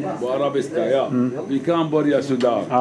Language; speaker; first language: Swedish; non-native, learner; Arabic